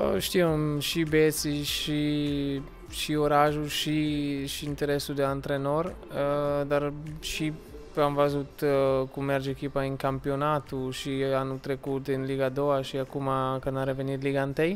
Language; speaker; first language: Romanian; non-native, learner; Slovak